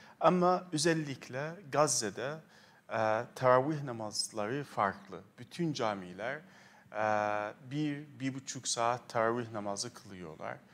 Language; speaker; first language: Turkish; non-native, fluent; Arabic